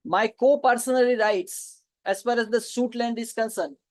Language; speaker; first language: English; non-native, local second language; Gujarati